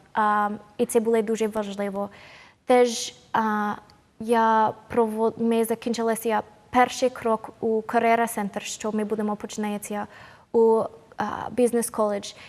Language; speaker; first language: Ukrainian; non-native, learner; English